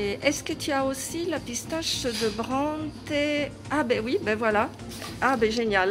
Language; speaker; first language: French; non-native, fluent; Italian